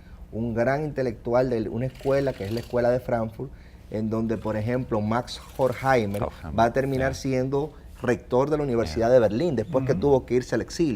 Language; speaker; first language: Spanish; native; Spanish